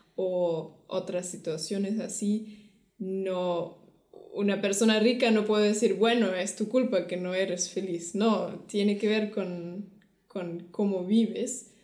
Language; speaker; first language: Spanish; non-native, fluent; German